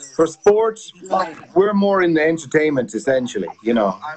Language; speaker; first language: English; native; English